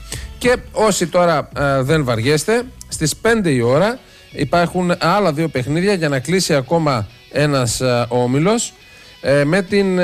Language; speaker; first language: Greek; native; Greek